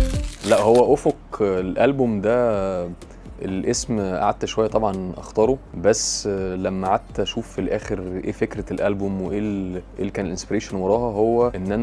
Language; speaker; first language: Arabic; native; Arabic